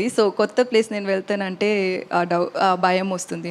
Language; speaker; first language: Telugu; non-native, learner; Tamil